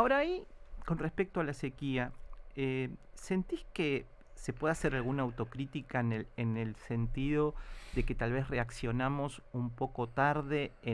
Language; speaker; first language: Spanish; native; Spanish